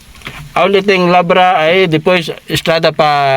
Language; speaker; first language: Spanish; non-native, learner; Filipino